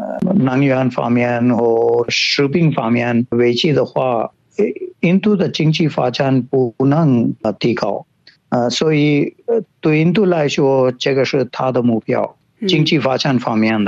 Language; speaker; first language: Chinese; non-native, fluent; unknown